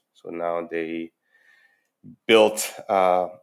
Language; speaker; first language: English; non-native, fluent; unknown